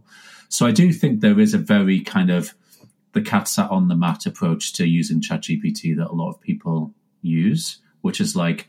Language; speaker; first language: English; native; English